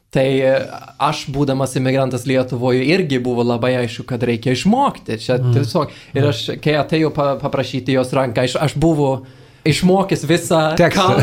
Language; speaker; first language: Lithuanian; non-native, fluent; Swedish